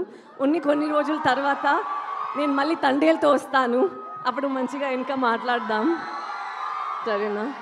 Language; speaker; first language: Telugu; non-native, local second language; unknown